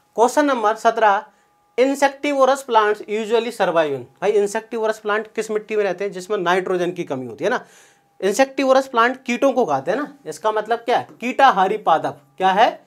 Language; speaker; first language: Hindi; native; Hindi